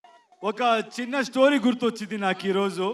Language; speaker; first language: Telugu; non-native, learner; Kannada